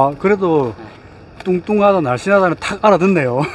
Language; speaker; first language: Korean; native; Korean